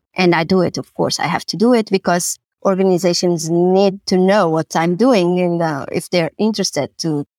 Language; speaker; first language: English; non-native, fluent; Portuguese